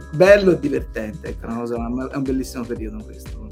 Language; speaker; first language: Italian; native; Italian